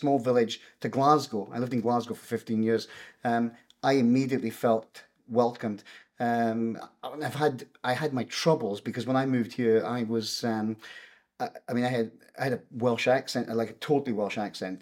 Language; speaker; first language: English; native; English